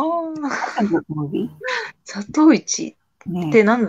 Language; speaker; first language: Japanese; native; Japanese